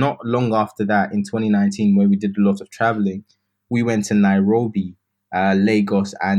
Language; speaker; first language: English; native; English